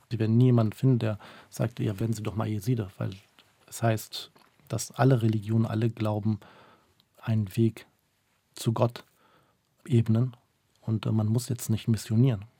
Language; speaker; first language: German; early bilingual, other home language; Kurdish